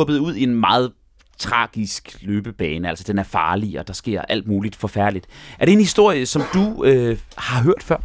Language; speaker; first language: Danish; native; Danish